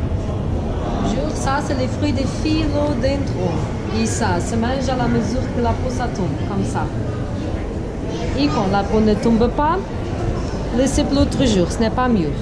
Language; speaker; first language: French; non-native, learner; Portuguese